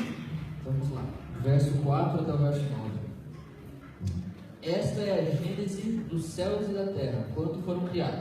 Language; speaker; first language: Portuguese; native; Portuguese